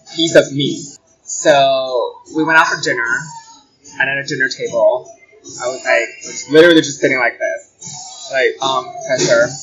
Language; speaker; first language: English; non-native, fluent; Chinese